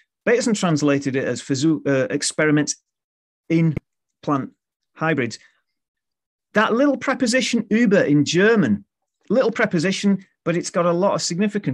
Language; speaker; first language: English; native; English